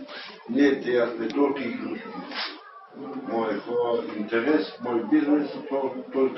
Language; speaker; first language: Russian; non-native, learner; Bulgarian